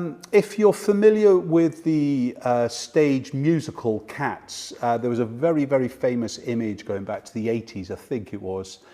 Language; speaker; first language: English; native; English